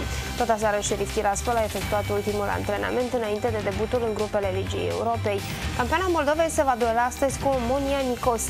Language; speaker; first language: Romanian; native; Romanian